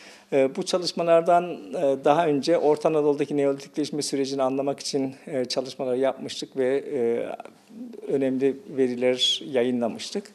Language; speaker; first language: Turkish; native; Turkish